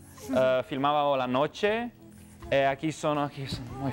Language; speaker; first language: Italian; non-native, learner; Romanian